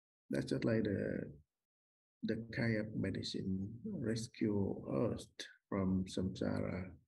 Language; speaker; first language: English; non-native, learner; Vietnamese